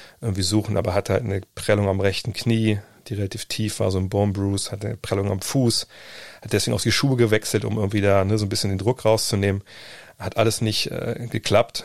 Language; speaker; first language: German; native; German